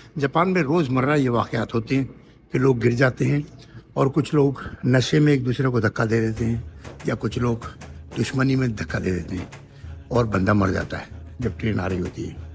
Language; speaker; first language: Urdu; native; Urdu